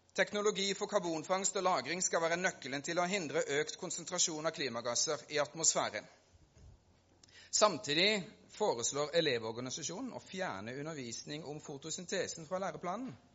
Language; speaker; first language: Norwegian; native; Norwegian